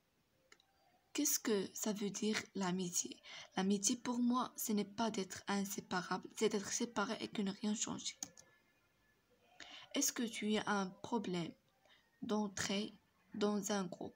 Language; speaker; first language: French; non-native, local second language; Arabic